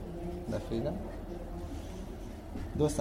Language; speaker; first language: Catalan; non-native, learner; Arabic